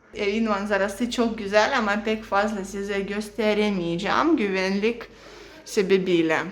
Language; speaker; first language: Turkish; non-native, fluent; Russian